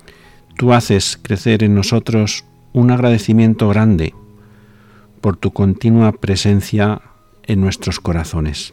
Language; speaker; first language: Spanish; native; Spanish